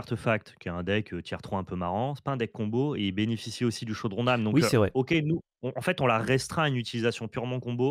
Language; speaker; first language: French; native; French